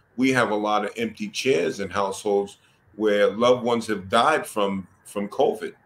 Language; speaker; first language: English; native; English